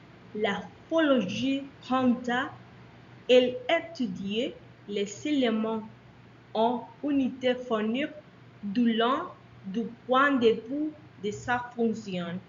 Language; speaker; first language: French; non-native, learner; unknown